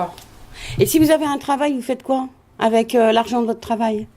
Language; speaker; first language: French; native; French